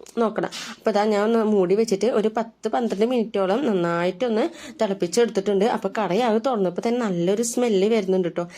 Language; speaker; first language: Malayalam; native; Malayalam